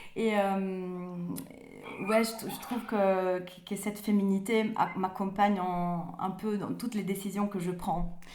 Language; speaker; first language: French; non-native, fluent; Italian